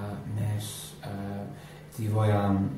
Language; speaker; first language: Latvian; non-native, learner; English